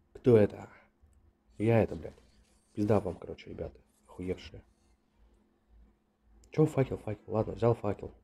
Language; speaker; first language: Russian; native; Russian